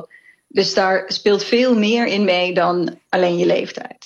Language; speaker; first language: Dutch; native; Dutch